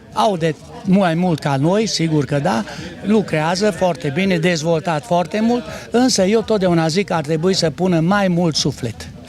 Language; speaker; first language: Romanian; non-native, local second language; Hungarian